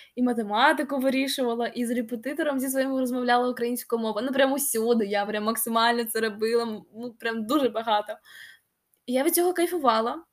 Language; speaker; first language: Ukrainian; non-native, local second language; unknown